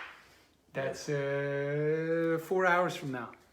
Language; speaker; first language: English; non-native, fluent; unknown